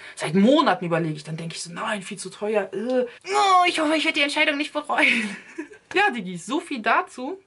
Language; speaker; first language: German; early bilingual, other home language; Turkish